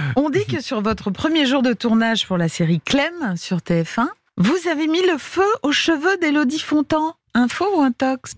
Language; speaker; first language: French; native; French